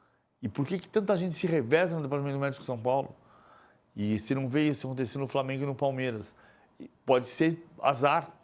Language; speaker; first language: Portuguese; native; Portuguese